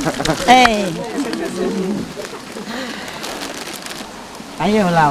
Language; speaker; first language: Chinese; non-native, fluent; Vietnamese